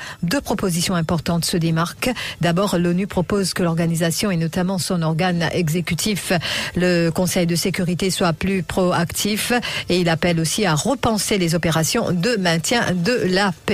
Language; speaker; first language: French; non-native, local second language; Morisyen